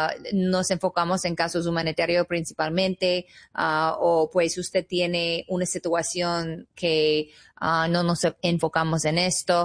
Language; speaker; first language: Spanish; non-native, fluent; English